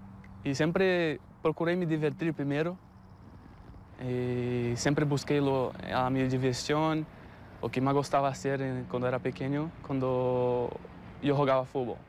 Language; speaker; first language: Spanish; non-native, fluent; Portuguese